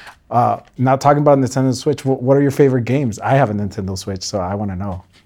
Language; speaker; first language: English; early bilingual, other home language; Spanish